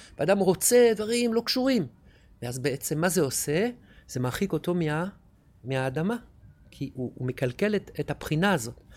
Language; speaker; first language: Hebrew; non-native, fluent; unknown